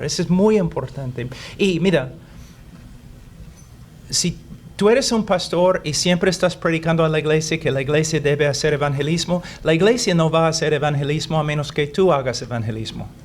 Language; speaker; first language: Spanish; non-native, fluent; English